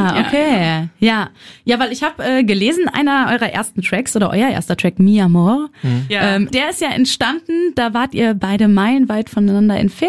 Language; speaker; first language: German; native; German